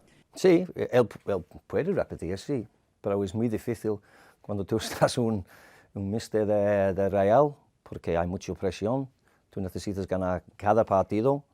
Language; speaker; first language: Spanish; non-native, fluent; English